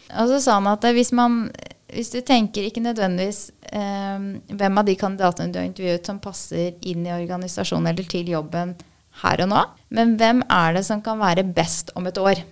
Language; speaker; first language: Norwegian; early bilingual, other home language; Persian